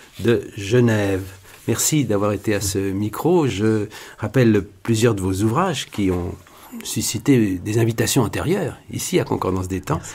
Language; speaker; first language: French; native; French